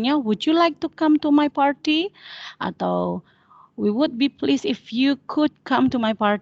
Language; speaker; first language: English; non-native, fluent; Indonesian